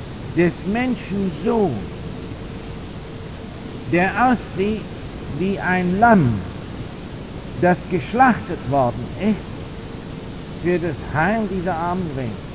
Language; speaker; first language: German; non-native, fluent; English